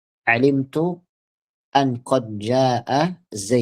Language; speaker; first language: Arabic; non-native, fluent; Indonesian